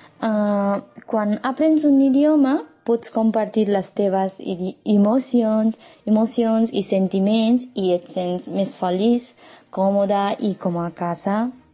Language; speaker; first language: Catalan; non-native, fluent; Nepali